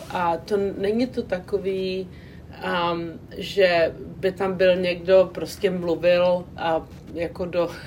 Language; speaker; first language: Czech; non-native, local second language; English